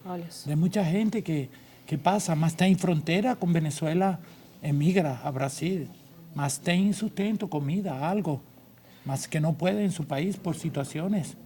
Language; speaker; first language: Portuguese; non-native, learner; Spanish